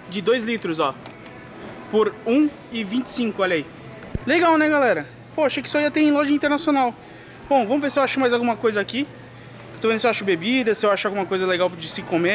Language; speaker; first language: Portuguese; native; Portuguese